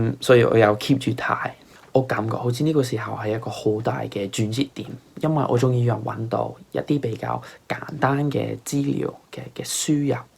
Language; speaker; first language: Cantonese; non-native, fluent; English